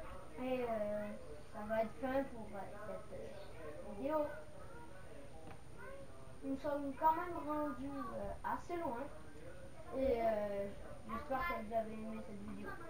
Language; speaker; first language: French; native; French